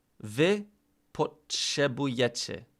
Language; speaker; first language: Polish; non-native, learner; English